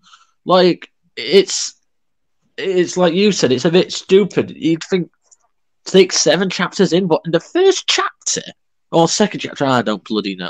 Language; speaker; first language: English; native; English